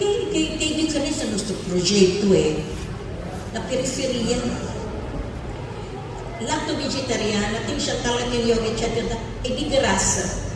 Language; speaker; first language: Portuguese; non-native, fluent; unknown